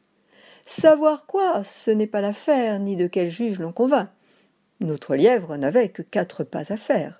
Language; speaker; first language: French; native; French